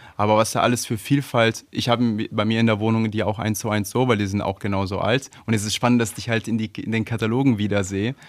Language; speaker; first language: German; non-native, fluent; Italian